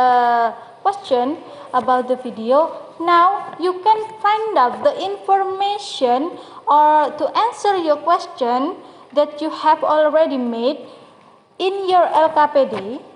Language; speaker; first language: English; non-native, learner; Indonesian